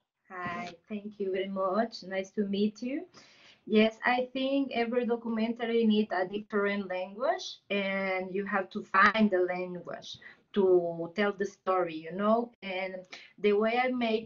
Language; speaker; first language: English; non-native, learner; Spanish